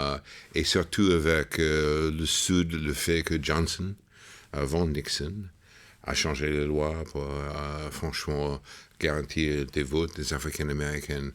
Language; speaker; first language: French; non-native, fluent; English